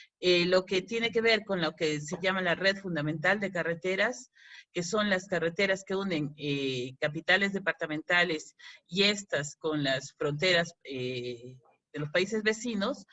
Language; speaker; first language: Spanish; native; Spanish